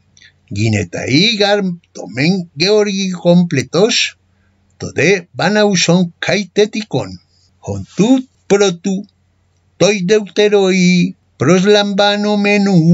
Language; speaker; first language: Greek; non-native, fluent; Spanish